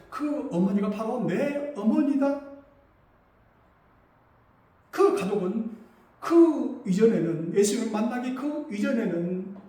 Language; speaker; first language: Korean; native; Korean